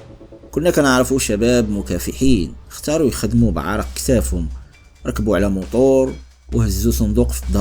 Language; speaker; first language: Arabic; native; Arabic